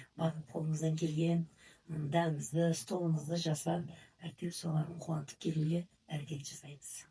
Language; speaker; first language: Kazakh; non-native, local second language; Uzbek